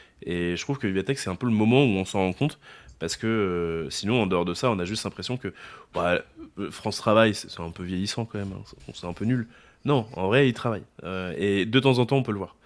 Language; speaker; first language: French; native; French